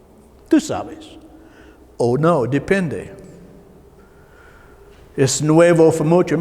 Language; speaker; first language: Spanish; non-native, learner; English